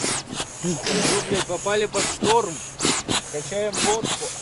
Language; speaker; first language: Russian; native; Russian